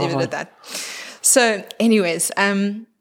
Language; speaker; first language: English; native; English